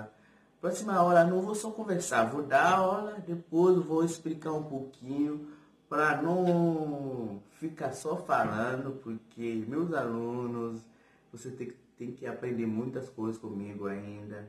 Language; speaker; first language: Portuguese; non-native, fluent; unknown